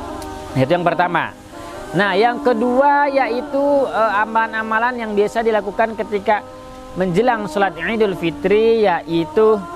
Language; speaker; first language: Indonesian; native; Indonesian